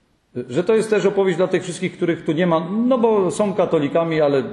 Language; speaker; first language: Polish; native; Polish